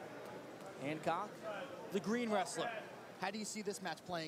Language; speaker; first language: English; native; English